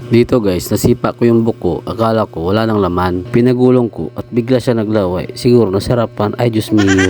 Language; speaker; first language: Filipino; native; Filipino